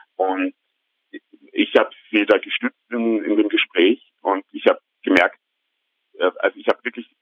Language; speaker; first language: German; native; German